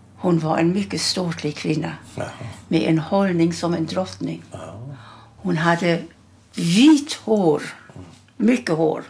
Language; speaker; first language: Swedish; early bilingual, other home language; German